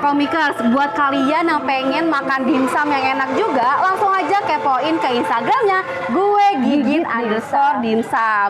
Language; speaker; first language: Indonesian; native; Indonesian